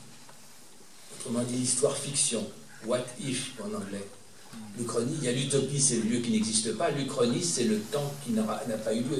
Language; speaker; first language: French; native; French